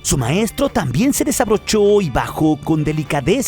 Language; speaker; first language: Spanish; native; Spanish